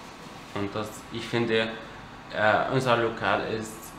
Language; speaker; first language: German; non-native, learner; Arabic